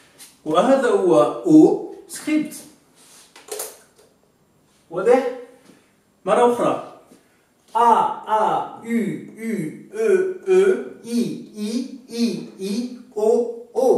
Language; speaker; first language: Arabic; non-native, fluent; French